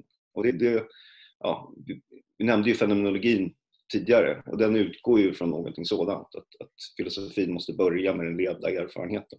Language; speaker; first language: Swedish; native; Swedish